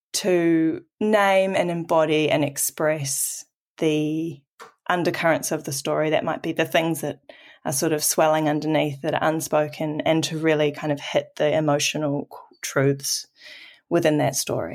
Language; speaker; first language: English; native; English